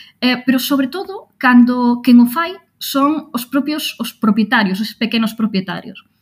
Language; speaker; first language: Galician; non-native, local second language; Spanish